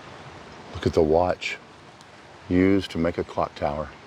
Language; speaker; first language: English; native; English